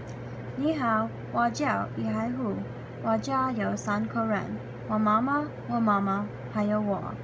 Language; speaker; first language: Chinese; non-native, learner; English